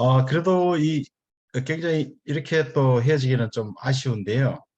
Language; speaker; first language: Korean; native; Korean